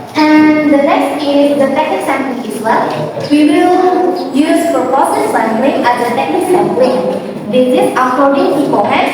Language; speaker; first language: English; non-native, learner; Indonesian